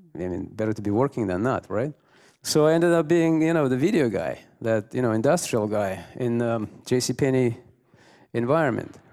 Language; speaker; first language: English; non-native, fluent; Russian